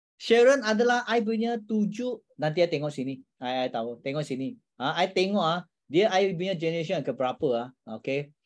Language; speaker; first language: Malay; non-native, local second language; Chinese